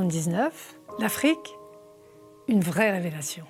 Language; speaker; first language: French; native; French